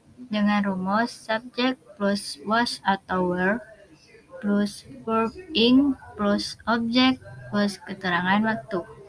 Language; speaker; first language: English; non-native, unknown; Indonesian